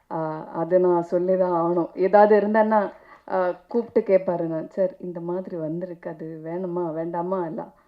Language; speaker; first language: Tamil; non-native, learner; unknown